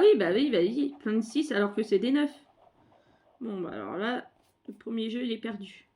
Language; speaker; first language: French; native; French